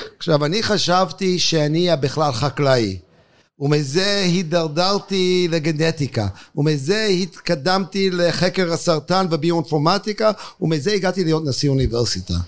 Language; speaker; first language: Hebrew; non-native, fluent; English